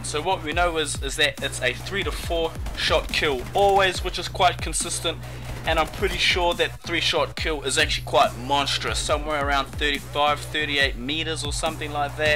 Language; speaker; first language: English; native; English